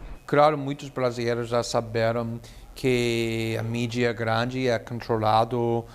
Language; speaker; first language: Portuguese; non-native, fluent; English